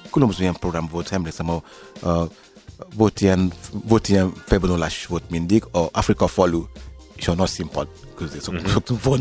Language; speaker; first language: Hungarian; non-native, learner; Yoruba